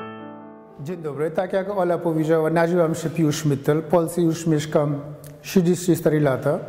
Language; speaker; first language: Polish; non-native, fluent; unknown